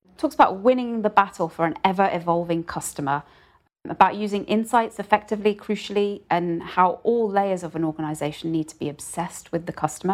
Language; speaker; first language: English; native; English